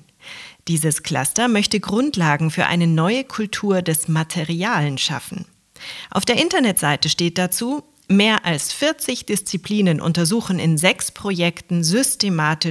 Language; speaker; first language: German; native; German